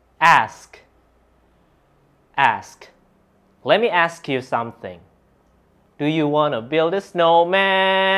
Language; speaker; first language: English; non-native, fluent; Indonesian